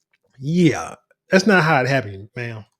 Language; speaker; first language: English; native; English